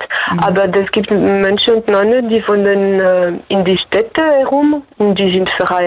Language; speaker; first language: German; non-native, fluent; French